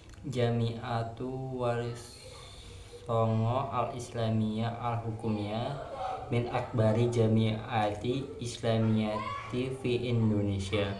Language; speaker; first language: Arabic; non-native, learner; Indonesian